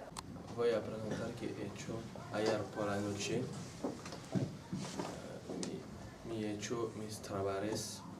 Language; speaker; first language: Spanish; non-native, learner; French